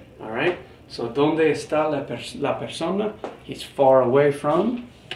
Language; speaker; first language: Spanish; non-native, fluent; English